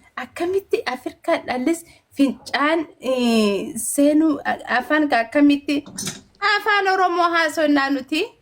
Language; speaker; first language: Oromo; early bilingual, heritage; Oromo